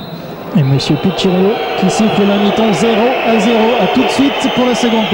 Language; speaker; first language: French; native; French